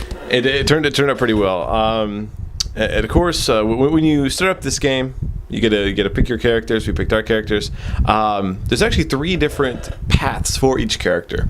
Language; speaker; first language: English; native; English